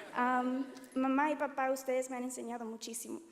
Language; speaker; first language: Spanish; early bilingual, heritage; Spanish